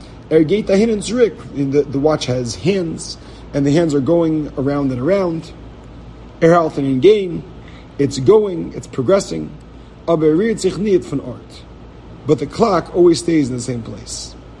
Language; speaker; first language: English; native; English